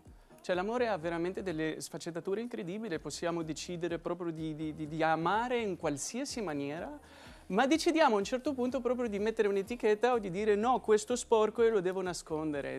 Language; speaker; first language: Italian; non-native, fluent; Arabic